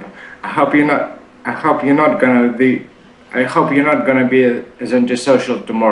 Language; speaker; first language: English; non-native, learner; Russian